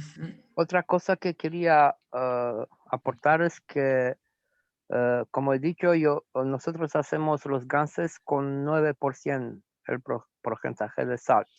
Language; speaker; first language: Spanish; non-native, fluent; Romanian